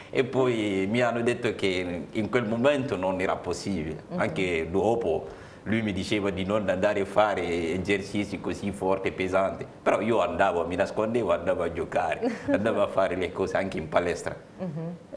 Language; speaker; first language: Italian; non-native, fluent; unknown